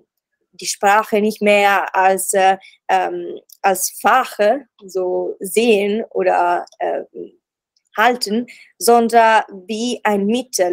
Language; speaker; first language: German; non-native, learner; Italian